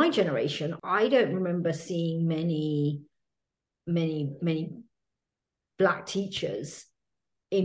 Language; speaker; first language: English; native; English